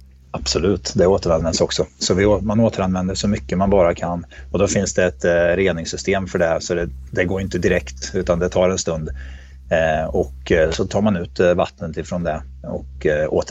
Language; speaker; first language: Swedish; native; Swedish